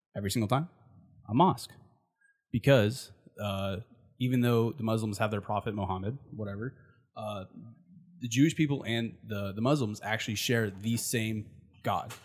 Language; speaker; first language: English; native; English